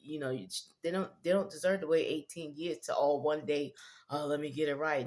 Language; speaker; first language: English; native; English